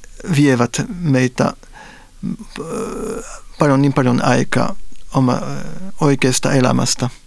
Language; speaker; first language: Finnish; non-native, fluent; Spanish